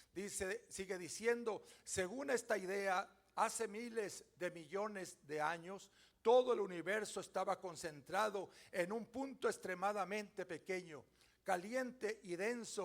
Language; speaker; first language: Spanish; native; Spanish